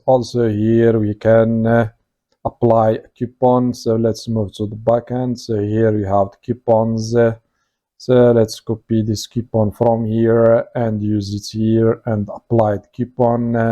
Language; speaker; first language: English; non-native, fluent; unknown